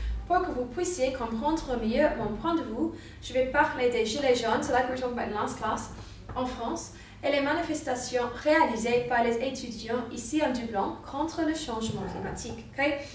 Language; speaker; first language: French; non-native, fluent; English